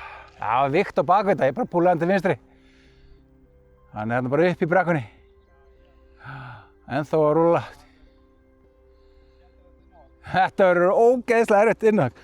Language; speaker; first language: Icelandic; native; Icelandic